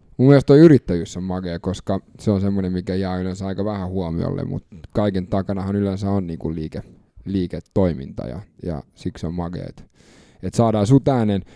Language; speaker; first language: Finnish; native; Finnish